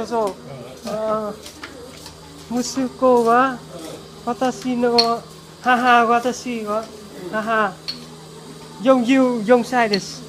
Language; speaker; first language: Japanese; non-native, learner; Vietnamese